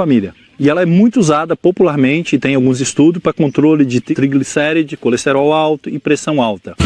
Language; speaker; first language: Portuguese; native; Portuguese